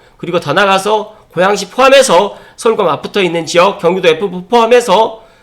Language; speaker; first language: Korean; native; Korean